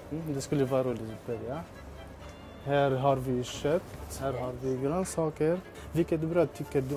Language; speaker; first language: Swedish; non-native, fluent; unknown